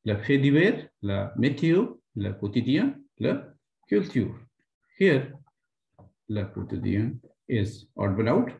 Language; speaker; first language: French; non-native, fluent; Hindi